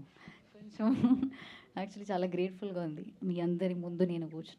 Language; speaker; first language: Telugu; non-native, learner; Malayalam